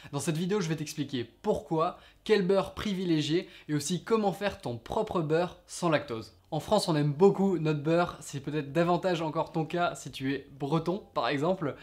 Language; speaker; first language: French; native; French